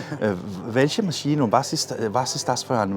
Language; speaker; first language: German; non-native, fluent; Danish